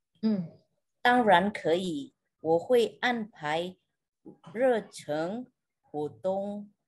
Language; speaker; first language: Chinese; non-native, learner; Indonesian